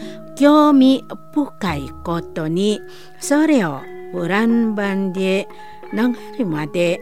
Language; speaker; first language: Japanese; non-native, learner; Indonesian